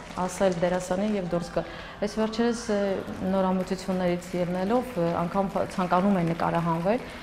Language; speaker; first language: Armenian; native; Armenian